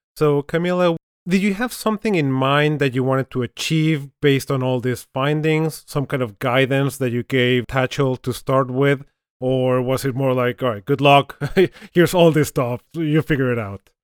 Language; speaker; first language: English; non-native, fluent; Spanish